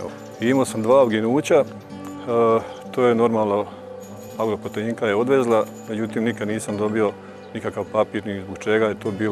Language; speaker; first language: Croatian; native; Croatian